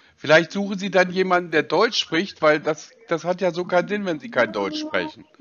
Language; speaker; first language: German; native; German